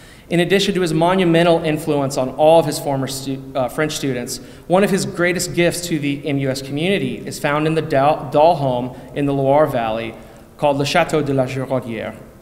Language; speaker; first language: English; native; English